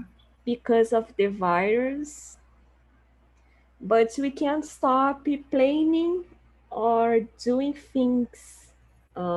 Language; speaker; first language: English; non-native, learner; Portuguese